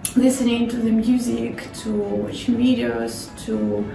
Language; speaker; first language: English; non-native, fluent; Russian